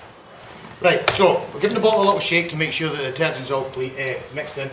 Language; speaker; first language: English; native; English